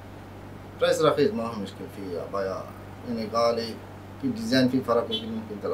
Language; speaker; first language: Arabic; non-native, learner; Bangla